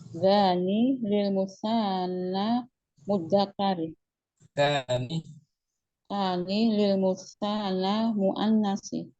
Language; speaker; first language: Arabic; non-native, learner; Indonesian